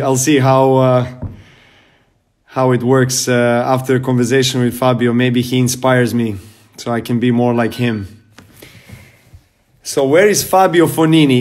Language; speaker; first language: English; non-native, fluent; Serbian